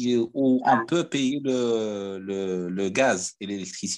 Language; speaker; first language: French; non-native, fluent; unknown